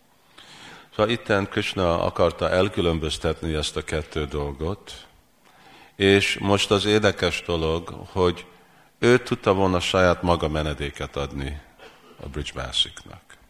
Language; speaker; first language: Hungarian; early bilingual, heritage; Hungarian